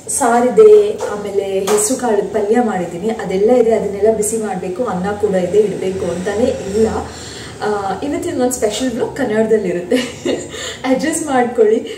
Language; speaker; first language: Kannada; non-native, local second language; Tulu